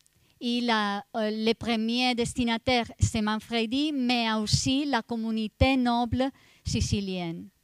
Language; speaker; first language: French; non-native, fluent; Italian